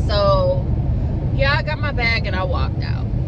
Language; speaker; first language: English; native; English